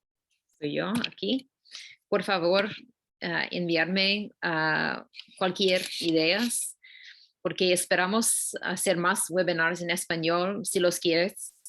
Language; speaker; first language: Spanish; non-native, learner; English